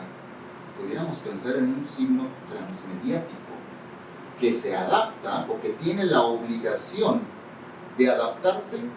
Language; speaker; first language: Spanish; native; Spanish